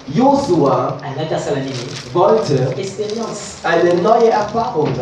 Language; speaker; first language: German; non-native, learner; French